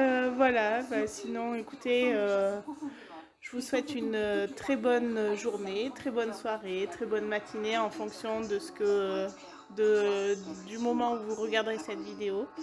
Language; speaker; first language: French; native; French